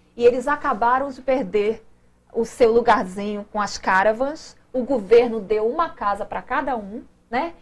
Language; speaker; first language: Portuguese; native; Portuguese